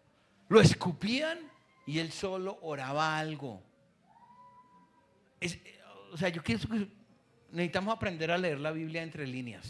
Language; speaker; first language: Spanish; native; Spanish